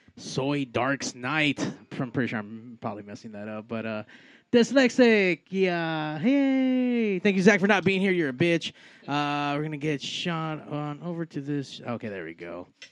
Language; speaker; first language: English; native; English